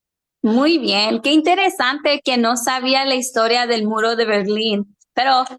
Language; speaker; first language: Spanish; early bilingual, heritage; Spanish